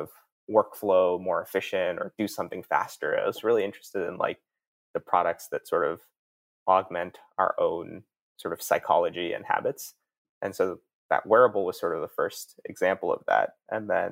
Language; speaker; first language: English; native; English